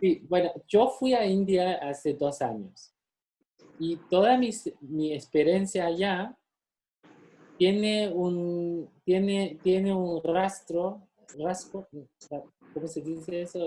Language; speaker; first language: Spanish; non-native, fluent; Chinese